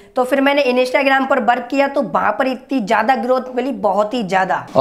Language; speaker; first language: Hindi; native; Hindi